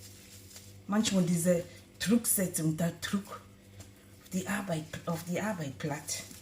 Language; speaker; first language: German; non-native, learner; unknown